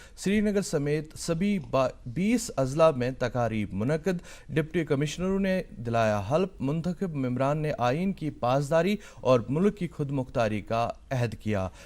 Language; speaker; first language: Urdu; non-native, local second language; Kashmiri